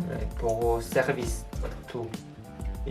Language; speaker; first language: French; non-native, learner; Korean